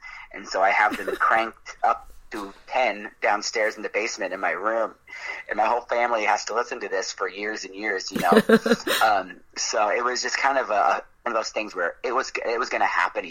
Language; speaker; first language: English; native; English